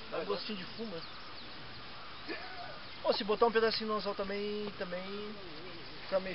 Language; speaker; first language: Portuguese; native; Portuguese